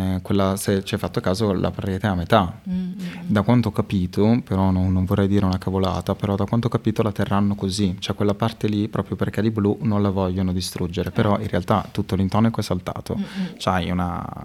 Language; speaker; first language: Italian; native; Italian